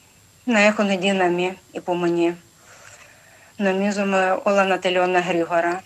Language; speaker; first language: Greek; non-native, local second language; Ukrainian